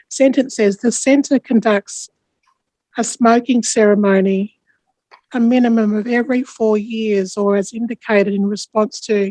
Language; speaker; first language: English; native; English